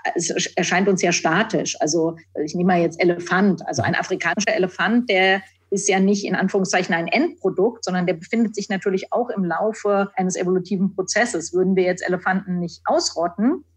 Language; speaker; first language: German; native; German